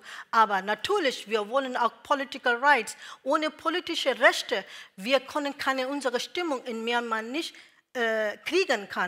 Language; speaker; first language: German; non-native, learner; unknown